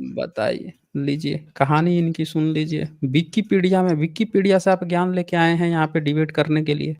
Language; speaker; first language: Hindi; native; Hindi